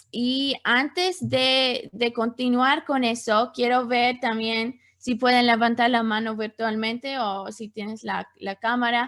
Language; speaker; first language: Spanish; non-native, fluent; English